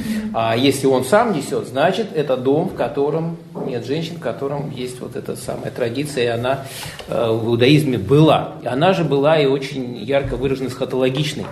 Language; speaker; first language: Russian; native; Russian